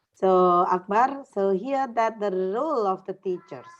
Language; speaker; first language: English; non-native, fluent; Indonesian